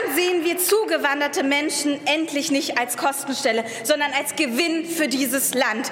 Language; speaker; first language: German; early bilingual, other home language; Persian